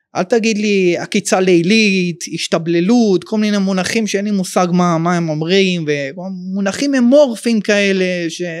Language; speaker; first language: Hebrew; native; Hebrew